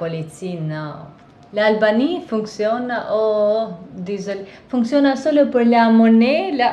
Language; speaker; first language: French; non-native, learner; Albanian